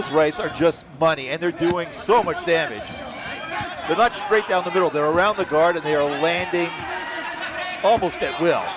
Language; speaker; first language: English; native; English